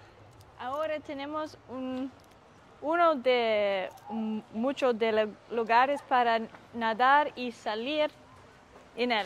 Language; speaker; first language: Spanish; non-native, learner; Danish